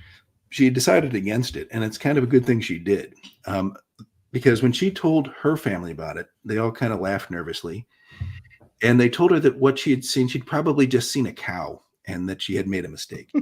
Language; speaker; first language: English; native; English